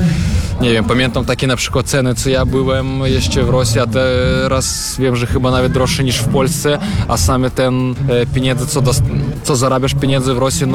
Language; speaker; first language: Polish; non-native, fluent; Russian